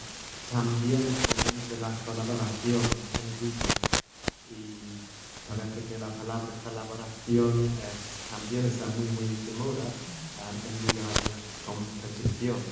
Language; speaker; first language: Spanish; non-native, fluent; English